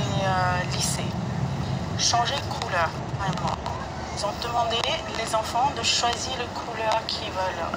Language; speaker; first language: French; non-native, fluent; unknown